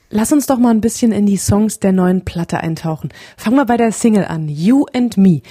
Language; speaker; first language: German; native; German